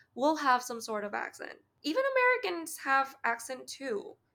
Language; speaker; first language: English; native; English